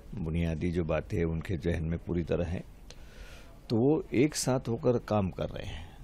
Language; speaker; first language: Hindi; non-native, local second language; Marathi